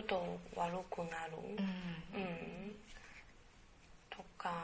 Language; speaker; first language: Japanese; non-native, learner; Chinese